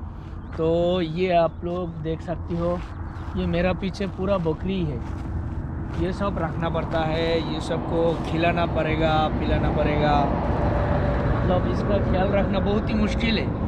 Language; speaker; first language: Hindi; non-native, local second language; Bangla